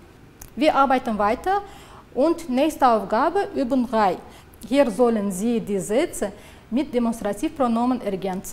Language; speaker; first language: German; non-native, fluent; Uzbek